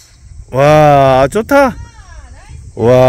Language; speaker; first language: Korean; native; Korean